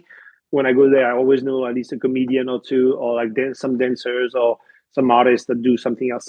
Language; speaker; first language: English; non-native, fluent; French